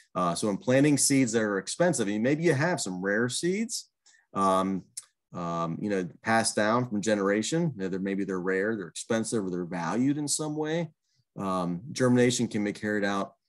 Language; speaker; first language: English; native; English